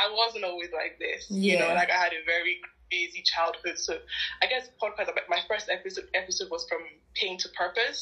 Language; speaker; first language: English; non-native, local second language; Yoruba